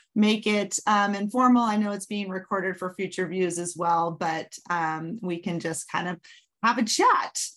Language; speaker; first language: English; native; English